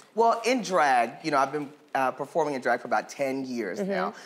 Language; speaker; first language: English; native; English